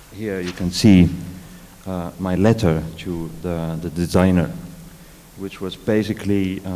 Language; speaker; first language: English; non-native, fluent; Estonian